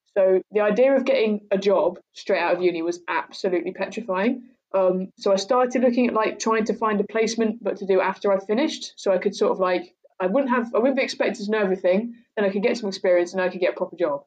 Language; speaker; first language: English; native; English